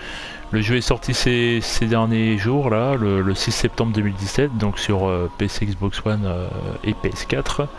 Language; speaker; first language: French; native; French